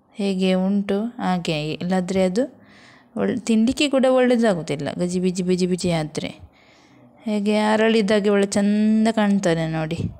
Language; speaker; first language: Kannada; non-native, local second language; Konkani